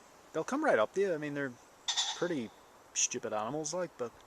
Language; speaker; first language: English; native; English